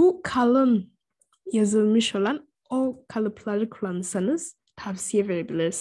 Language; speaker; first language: Turkish; non-native, fluent; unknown